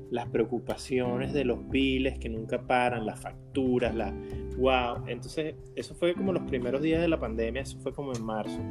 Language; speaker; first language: Spanish; native; Spanish